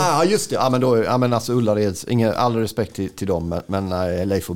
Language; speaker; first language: Swedish; native; Swedish